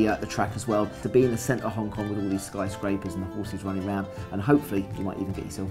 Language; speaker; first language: English; native; English